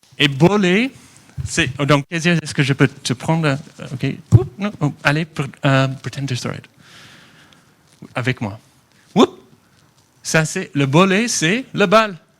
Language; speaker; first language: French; non-native, fluent; English